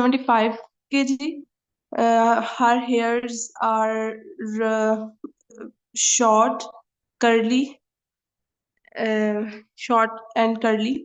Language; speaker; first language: English; non-native, learner; Urdu